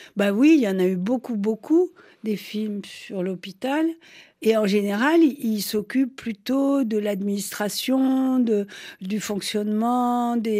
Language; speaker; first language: French; native; French